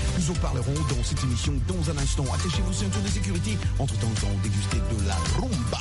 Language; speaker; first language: French; non-native, local second language; Lingala